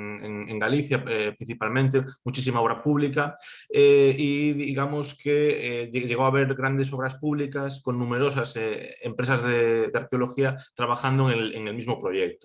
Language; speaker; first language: Spanish; native; Spanish